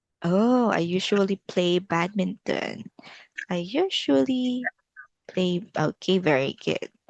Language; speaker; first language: English; non-native, local second language; Filipino